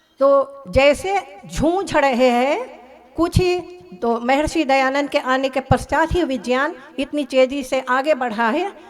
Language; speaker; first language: Hindi; early bilingual, heritage; Hindi